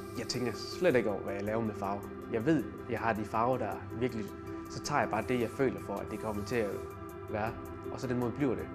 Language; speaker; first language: Danish; early bilingual, other home language; Thai